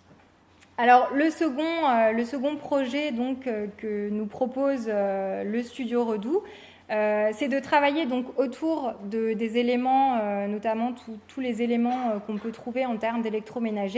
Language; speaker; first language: French; native; French